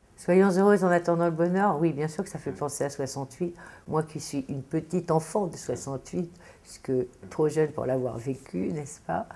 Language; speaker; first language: French; native; French